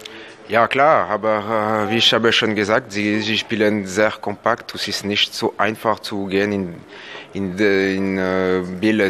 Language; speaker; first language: German; non-native, local second language; French